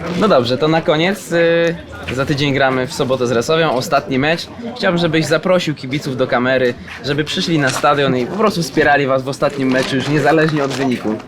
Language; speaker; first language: Polish; native; Polish